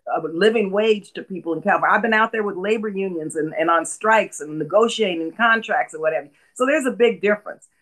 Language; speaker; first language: English; native; English